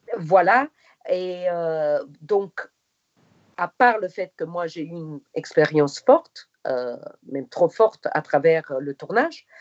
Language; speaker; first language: French; non-native, fluent; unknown